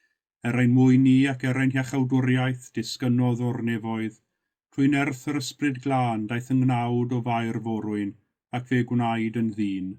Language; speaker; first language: Welsh; native; Welsh